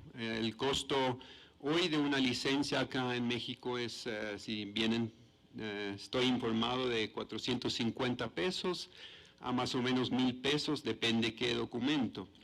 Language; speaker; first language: Spanish; non-native, fluent; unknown